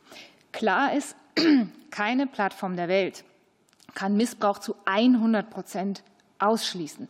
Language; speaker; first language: German; native; German